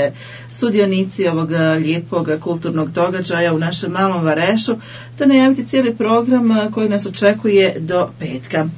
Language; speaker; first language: Serbian; native; Serbian